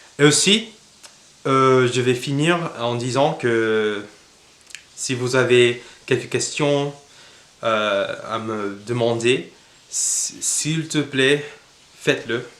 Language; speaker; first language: French; non-native, fluent; English